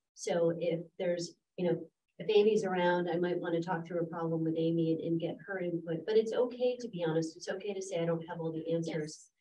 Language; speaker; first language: English; native; English